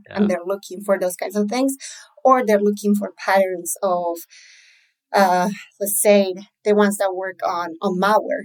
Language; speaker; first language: English; non-native, fluent; Spanish